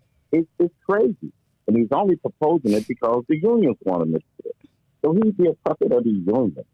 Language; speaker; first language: English; native; English